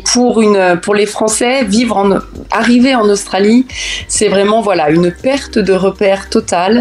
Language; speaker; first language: French; native; French